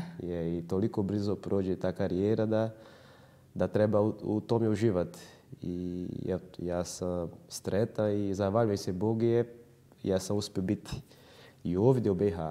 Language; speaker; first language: Croatian; non-native, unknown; Portuguese